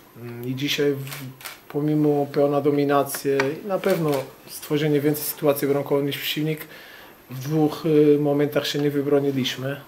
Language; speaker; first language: Polish; non-native, fluent; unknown